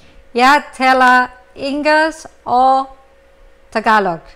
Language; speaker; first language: Danish; non-native, learner; Filipino